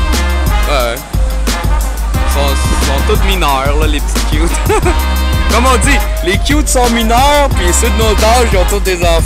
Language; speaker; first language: French; native; French